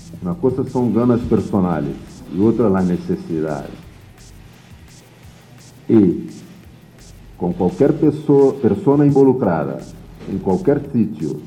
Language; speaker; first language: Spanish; non-native, learner; Portuguese